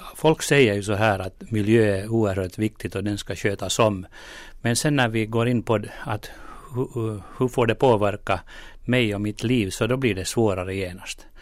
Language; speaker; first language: Swedish; native; Swedish